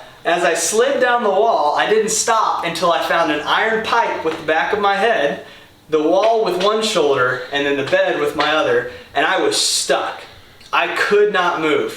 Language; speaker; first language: English; native; English